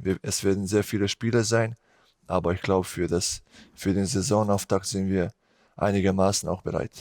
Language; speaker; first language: German; non-native, fluent; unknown